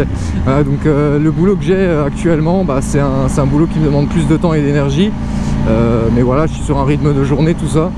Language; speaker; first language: French; native; French